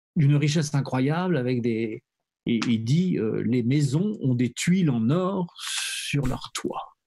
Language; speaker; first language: French; native; French